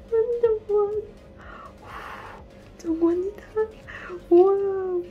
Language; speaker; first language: Korean; non-native, learner; Kazakh